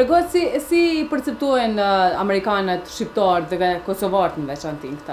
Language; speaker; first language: Albanian; native; Albanian